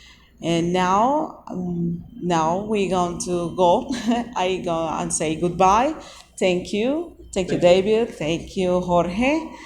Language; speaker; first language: English; non-native, learner; Spanish